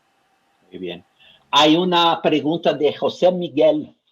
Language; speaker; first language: Spanish; non-native, fluent; Portuguese